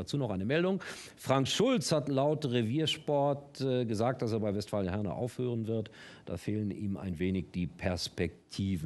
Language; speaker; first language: German; native; German